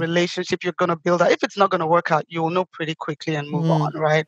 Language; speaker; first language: English; native; English